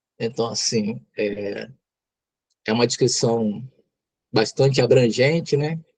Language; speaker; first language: Portuguese; native; Portuguese